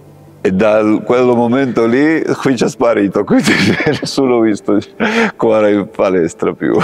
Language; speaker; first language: Italian; non-native, fluent; Georgian